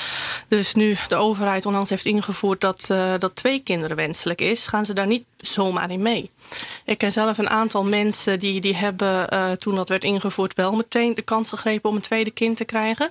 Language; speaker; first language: Dutch; native; Dutch